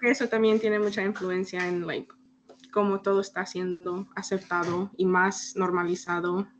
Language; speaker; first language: Spanish; early bilingual, heritage; Spanish